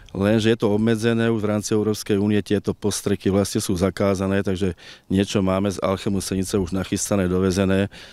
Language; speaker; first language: Slovak; native; Slovak